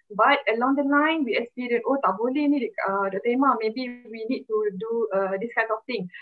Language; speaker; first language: English; non-native, local second language; Malay